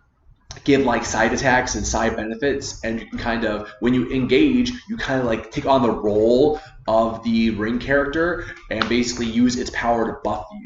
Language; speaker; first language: English; native; English